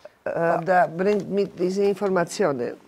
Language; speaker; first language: German; non-native, learner; Polish